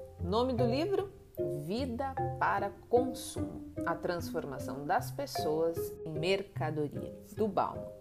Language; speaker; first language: Portuguese; native; Portuguese